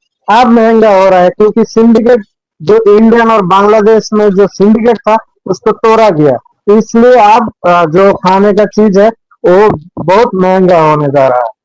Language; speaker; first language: Hindi; non-native, fluent; Bangla